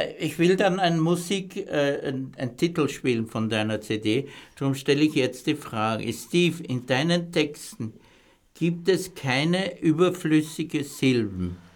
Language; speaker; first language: German; native; German